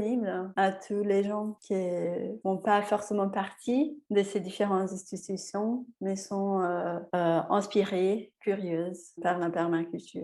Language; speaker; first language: French; non-native, fluent; Portuguese